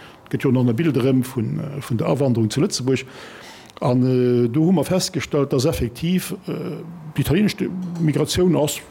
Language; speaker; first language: Luxembourgish; early bilingual, other home language; Italian